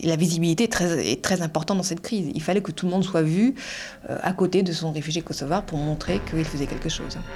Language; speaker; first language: French; native; French